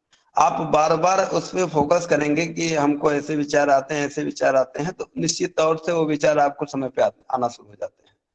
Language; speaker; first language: Hindi; native; Hindi